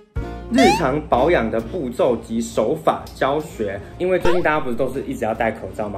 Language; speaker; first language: Chinese; native; Chinese